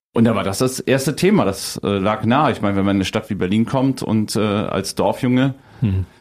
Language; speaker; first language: German; native; German